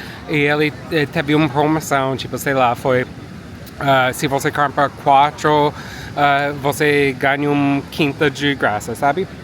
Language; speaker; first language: Portuguese; non-native, fluent; English